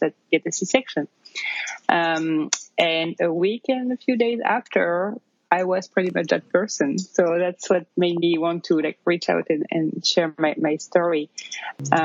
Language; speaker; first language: English; non-native, fluent; French